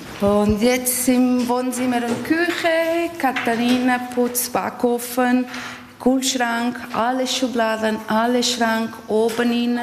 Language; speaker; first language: German; non-native, learner; Portuguese